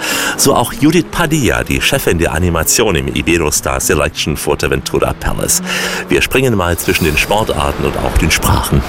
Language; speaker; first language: German; native; German